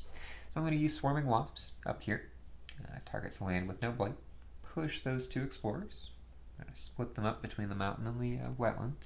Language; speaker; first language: English; native; English